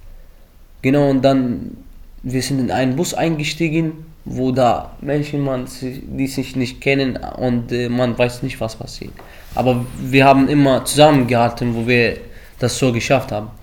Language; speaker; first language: German; early bilingual, other home language; Arabic